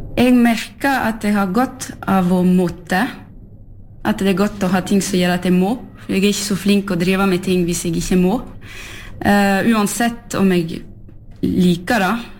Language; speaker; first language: Norwegian; early bilingual, heritage; French